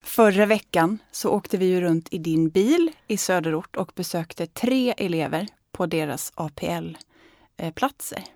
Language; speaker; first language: Swedish; native; Swedish